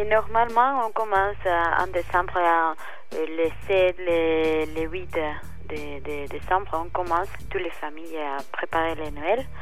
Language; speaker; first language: French; non-native, learner; Spanish